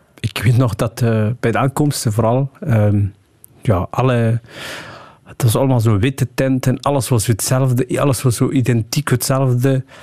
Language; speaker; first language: Dutch; early bilingual, other home language; Somali